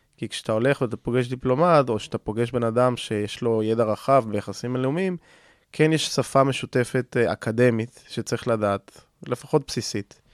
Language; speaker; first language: Hebrew; non-native, fluent; Spanish